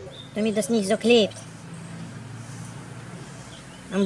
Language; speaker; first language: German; non-native, learner; Russian